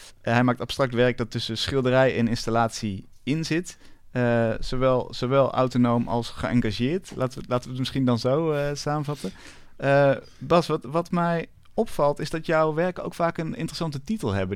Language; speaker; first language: Dutch; native; Dutch